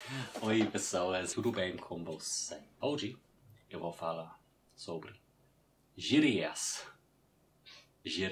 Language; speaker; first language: Portuguese; non-native, learner; English